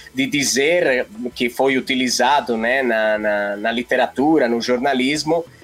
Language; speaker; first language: Portuguese; non-native, fluent; Italian